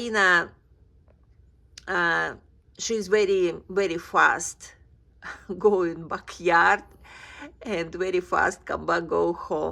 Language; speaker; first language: English; non-native, learner; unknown